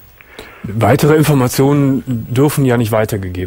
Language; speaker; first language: German; native; German